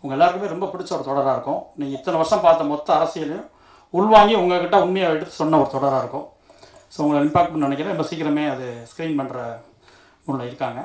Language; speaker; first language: Tamil; native; Tamil